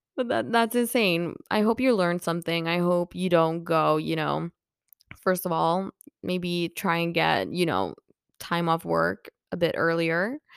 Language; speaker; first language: English; non-native, fluent; Swedish